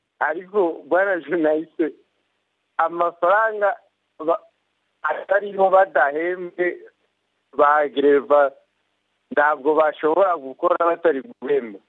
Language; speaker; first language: Kinyarwanda; native; Kinyarwanda